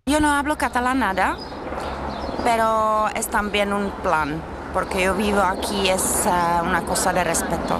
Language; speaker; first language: Spanish; non-native, fluent; Czech